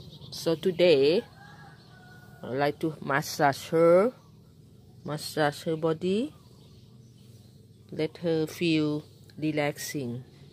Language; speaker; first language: English; non-native, learner; Thai